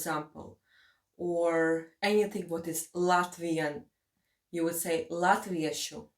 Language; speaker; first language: English; non-native, fluent; Latvian